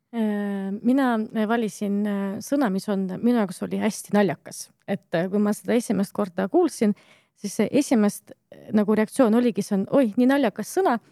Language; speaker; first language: Estonian; non-native, local second language; Russian